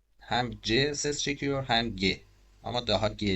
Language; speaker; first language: Turkish; non-native, learner; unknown